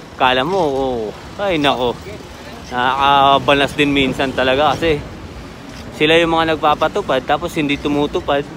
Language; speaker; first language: Filipino; native; Filipino